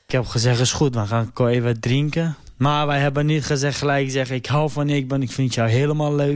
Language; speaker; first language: Dutch; non-native, learner; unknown